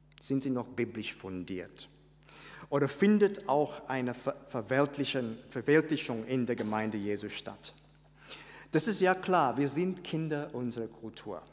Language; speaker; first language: German; non-native, fluent; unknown